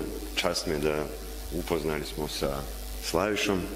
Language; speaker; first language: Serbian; non-native, learner; Russian